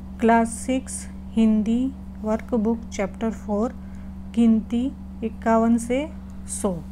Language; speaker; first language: Hindi; non-native, local second language; Gujarati